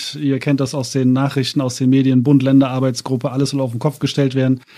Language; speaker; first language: German; native; German